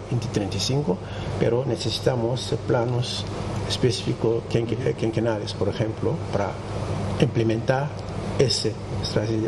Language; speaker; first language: Spanish; non-native, fluent; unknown